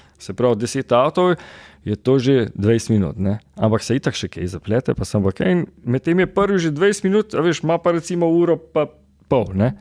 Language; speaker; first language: Slovenian; native; Slovenian